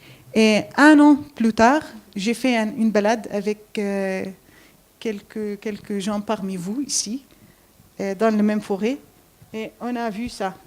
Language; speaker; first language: French; non-native, fluent; Arabic